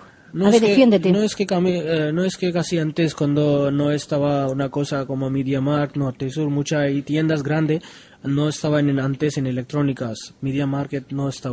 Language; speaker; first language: Spanish; non-native, learner; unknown